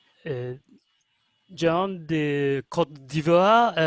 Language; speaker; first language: French; non-native, learner; Russian